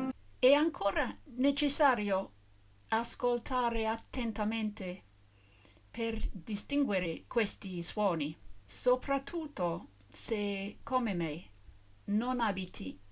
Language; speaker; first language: Italian; non-native, learner; English